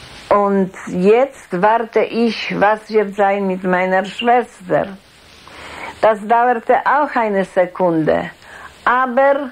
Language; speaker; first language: German; non-native, fluent; Polish